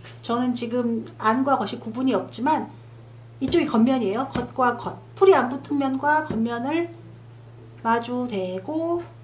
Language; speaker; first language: Korean; native; Korean